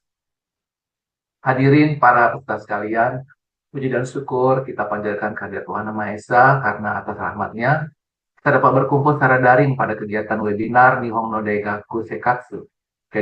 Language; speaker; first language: Indonesian; native; Indonesian